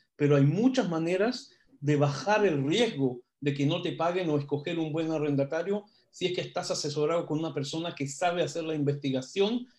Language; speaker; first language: Spanish; non-native, fluent; Hebrew